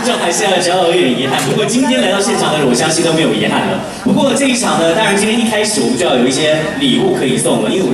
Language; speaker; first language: Chinese; native; Chinese